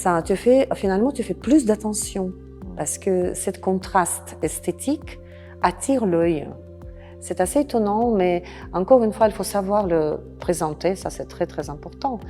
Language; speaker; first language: French; non-native, fluent; Russian